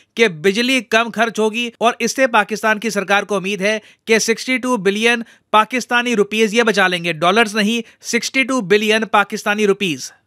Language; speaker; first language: Hindi; native; Hindi